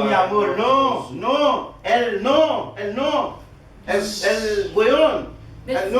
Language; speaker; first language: Spanish; non-native, learner; Haitian Creole